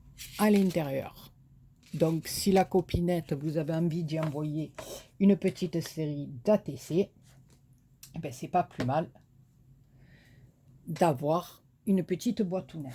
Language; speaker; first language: French; native; French